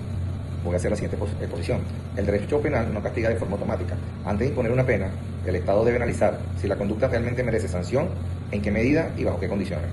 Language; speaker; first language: Spanish; native; Spanish